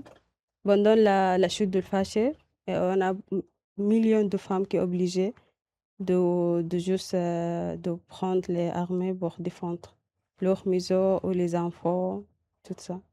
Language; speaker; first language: French; non-native, learner; Arabic